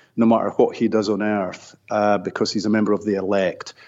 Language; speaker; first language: English; native; English